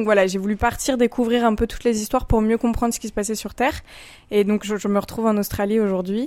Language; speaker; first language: French; native; French